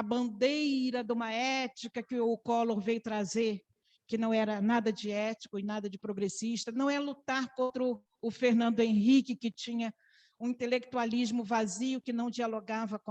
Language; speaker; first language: Portuguese; native; Portuguese